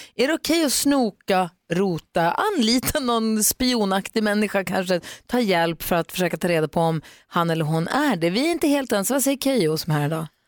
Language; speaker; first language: Swedish; native; Swedish